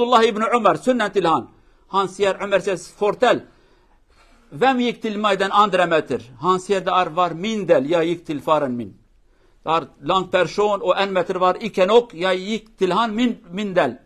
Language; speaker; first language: Norwegian; non-native, fluent; Kurdish